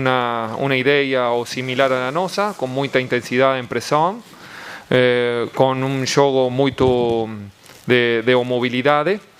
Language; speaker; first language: Portuguese; non-native, learner; Spanish